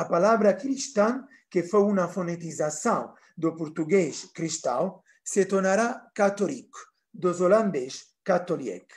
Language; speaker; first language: Portuguese; non-native, fluent; Italian